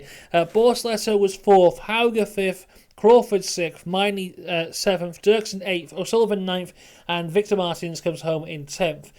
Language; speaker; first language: English; native; English